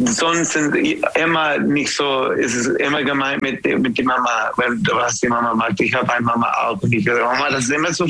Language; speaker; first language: German; non-native, learner; English